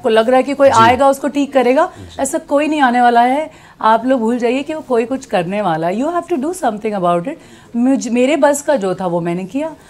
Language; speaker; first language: Hindi; native; Hindi